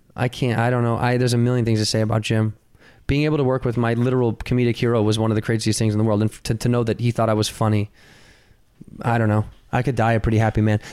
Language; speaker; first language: English; native; English